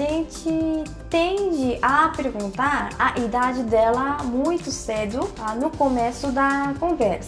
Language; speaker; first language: Portuguese; non-native, fluent; Korean